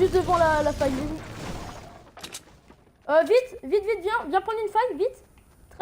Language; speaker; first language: French; native; French